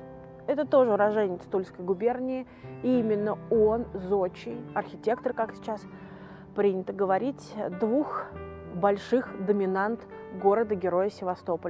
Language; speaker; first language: Russian; native; Russian